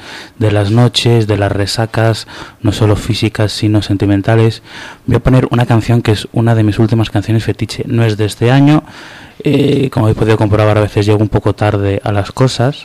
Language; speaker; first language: Spanish; native; Spanish